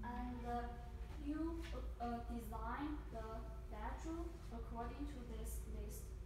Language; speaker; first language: English; non-native, fluent; Chinese